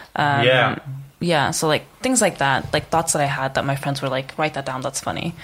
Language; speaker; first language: English; non-native, fluent; Czech